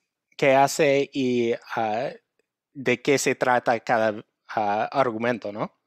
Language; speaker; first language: Spanish; non-native, fluent; English